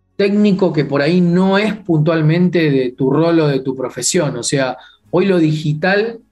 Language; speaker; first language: Spanish; native; Spanish